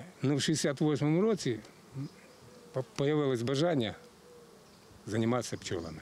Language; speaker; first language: Ukrainian; native; Ukrainian